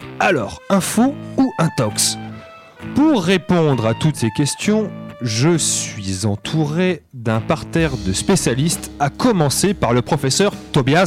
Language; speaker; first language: French; native; French